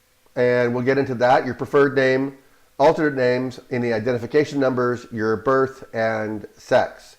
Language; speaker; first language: English; native; English